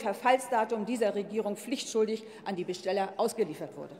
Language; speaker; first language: German; native; German